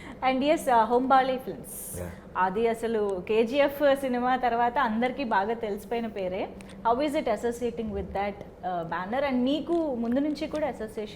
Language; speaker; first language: Telugu; native; Telugu